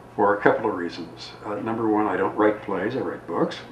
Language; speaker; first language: English; native; English